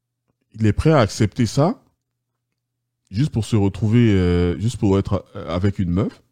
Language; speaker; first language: French; native; French